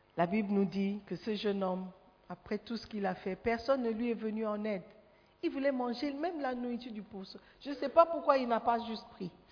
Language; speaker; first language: French; non-native, fluent; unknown